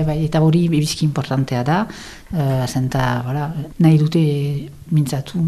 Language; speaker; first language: Basque; non-native, local second language; French